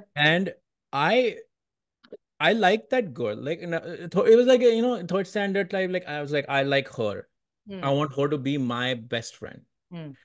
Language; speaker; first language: English; non-native, local second language; Hindi